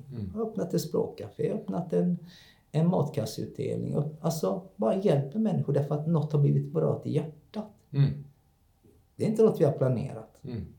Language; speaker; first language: Swedish; native; Swedish